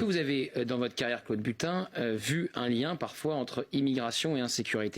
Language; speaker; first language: French; native; French